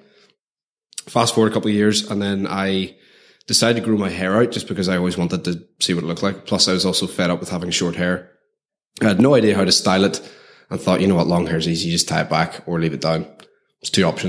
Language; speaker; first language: English; native; English